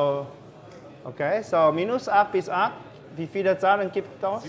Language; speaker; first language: German; non-native, learner; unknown